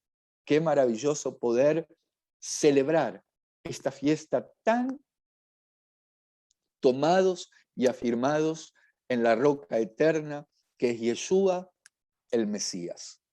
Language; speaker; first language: Spanish; native; Spanish